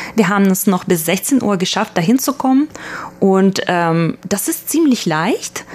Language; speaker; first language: German; early bilingual, other home language; Russian